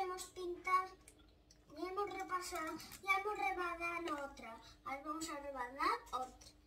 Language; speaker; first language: Spanish; early bilingual, other home language; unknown